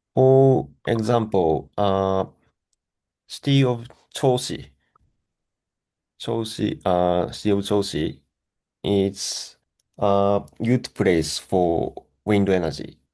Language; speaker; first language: English; non-native, learner; Japanese